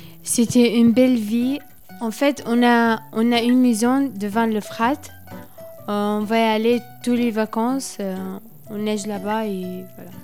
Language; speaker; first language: French; non-native, learner; Arabic